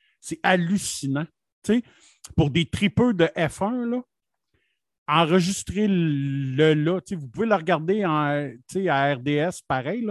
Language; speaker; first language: French; native; French